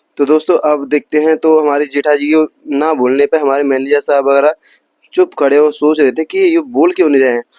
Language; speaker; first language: Hindi; native; Hindi